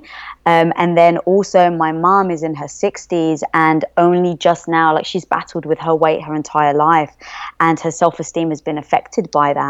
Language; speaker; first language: English; native; English